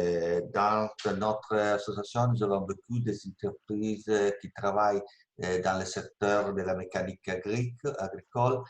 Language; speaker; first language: French; non-native, learner; Italian